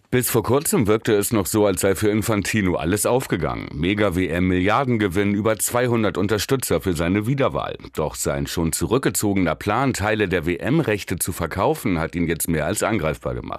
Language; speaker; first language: German; native; German